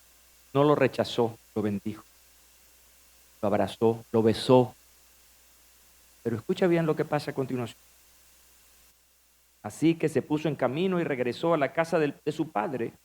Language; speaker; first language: Spanish; native; Spanish